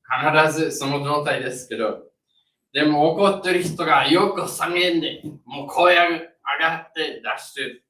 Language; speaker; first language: Japanese; non-native, learner; English